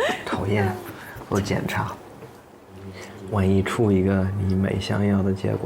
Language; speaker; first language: Chinese; non-native, fluent; English